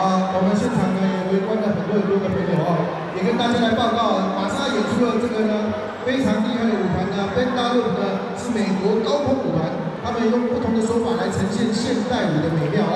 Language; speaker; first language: Chinese; native; Chinese